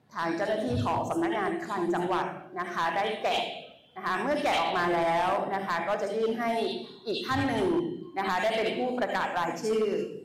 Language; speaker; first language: Thai; native; Thai